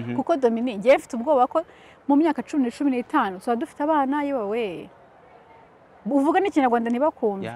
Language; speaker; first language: Kinyarwanda; early bilingual, heritage; Kinyarwanda